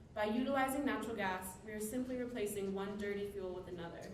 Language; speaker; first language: English; native; English